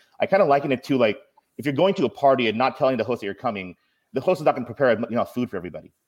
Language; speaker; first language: English; native; English